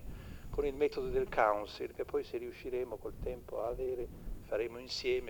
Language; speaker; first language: Italian; native; Italian